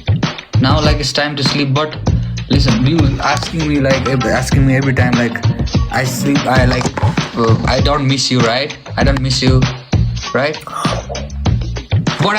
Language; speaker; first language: English; non-native, learner; Nepali